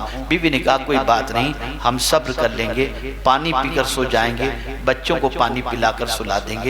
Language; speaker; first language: Urdu; native; Urdu